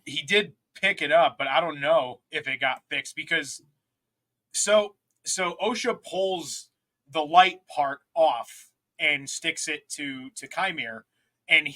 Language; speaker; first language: English; native; English